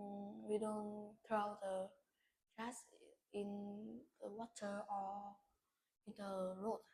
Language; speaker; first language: English; non-native, learner; Vietnamese